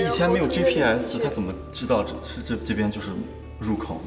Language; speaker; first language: Chinese; native; Chinese